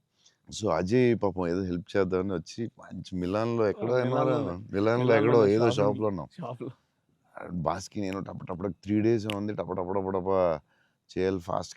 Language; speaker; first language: Telugu; native; Telugu